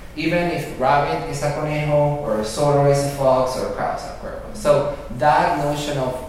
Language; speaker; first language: English; early bilingual, other home language; Spanish